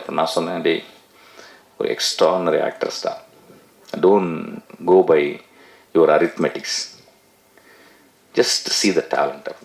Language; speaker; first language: Tamil; native; Tamil